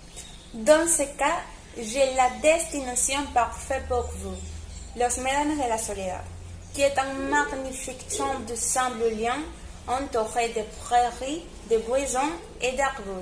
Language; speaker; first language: French; non-native, learner; Spanish